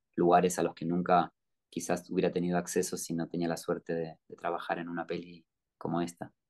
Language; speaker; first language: Spanish; native; Spanish